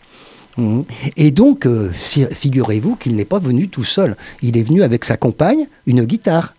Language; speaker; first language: French; native; French